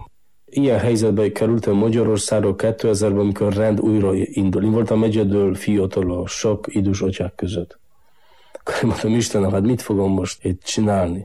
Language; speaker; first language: Hungarian; non-native, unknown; Polish